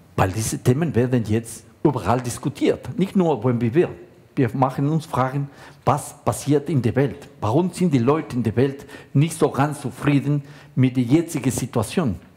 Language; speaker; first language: German; non-native, fluent; Spanish